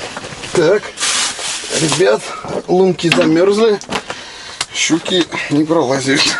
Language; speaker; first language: Russian; native; Russian